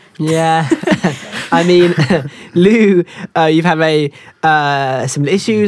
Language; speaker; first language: English; native; English